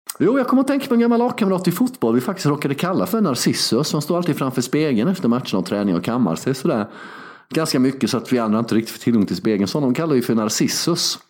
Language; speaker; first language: Swedish; early bilingual, other home language; Serbian